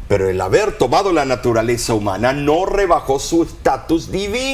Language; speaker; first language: Spanish; native; Spanish